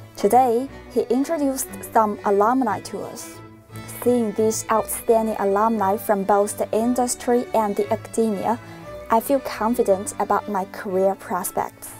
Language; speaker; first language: English; non-native, fluent; Chinese